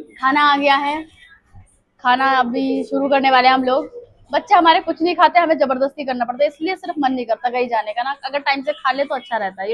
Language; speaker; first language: Hindi; non-native, local second language; Bangla